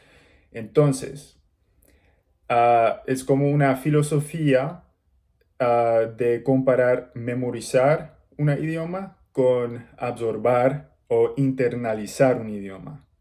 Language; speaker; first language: Spanish; non-native, learner; English